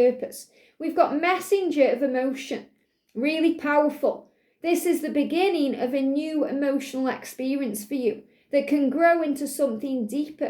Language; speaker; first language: English; native; English